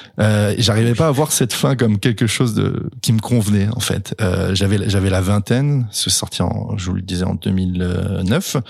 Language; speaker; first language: French; native; French